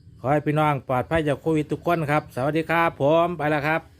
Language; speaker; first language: Thai; non-native, local second language; Northeastern Thai